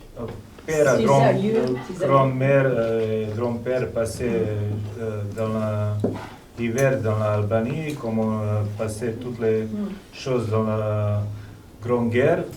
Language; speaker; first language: French; non-native, local second language; Serbian